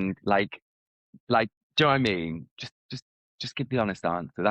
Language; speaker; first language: English; native; English